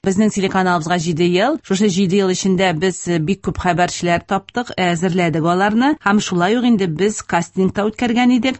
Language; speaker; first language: Tatar; native; Tatar